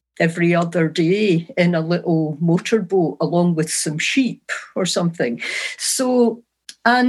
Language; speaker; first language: English; native; English